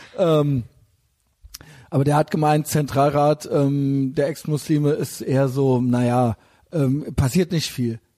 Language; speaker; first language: German; native; German